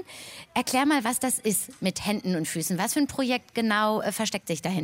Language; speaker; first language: German; native; German